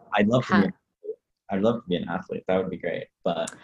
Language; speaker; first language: English; native; English